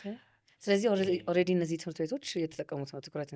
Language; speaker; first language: Amharic; native; Amharic